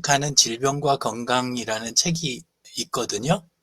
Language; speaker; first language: Korean; native; Korean